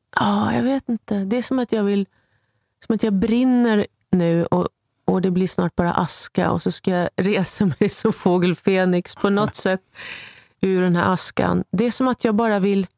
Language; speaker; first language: Swedish; native; Swedish